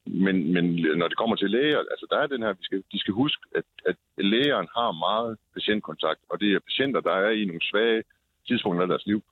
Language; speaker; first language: Danish; native; Danish